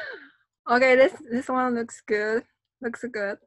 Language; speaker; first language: English; non-native, fluent; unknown